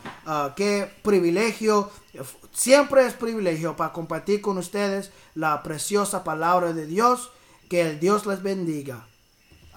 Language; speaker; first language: Spanish; early bilingual, heritage; English